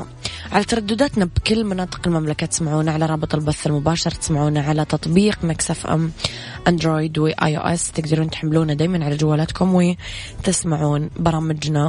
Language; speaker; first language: Arabic; native; Arabic